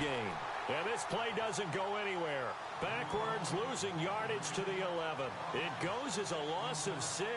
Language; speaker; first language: English; native; English